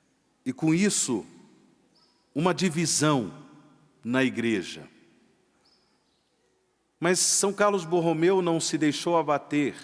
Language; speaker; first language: Portuguese; native; Portuguese